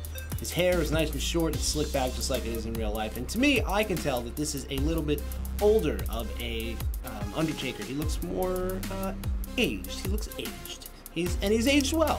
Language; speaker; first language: English; native; English